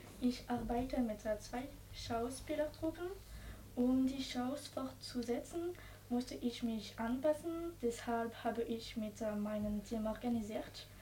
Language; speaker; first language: German; non-native, learner; French